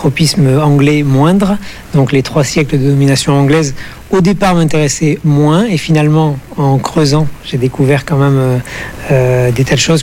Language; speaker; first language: French; native; French